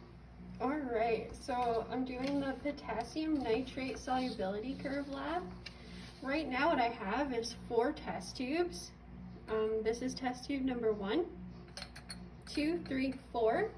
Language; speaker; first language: English; native; English